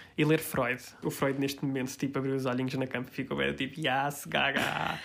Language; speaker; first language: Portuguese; early bilingual, heritage; Portuguese